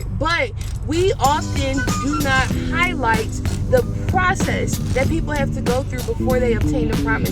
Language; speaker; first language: English; native; English